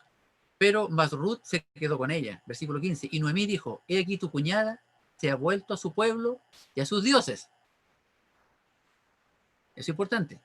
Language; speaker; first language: Spanish; native; Spanish